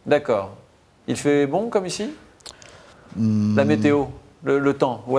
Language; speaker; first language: French; native; French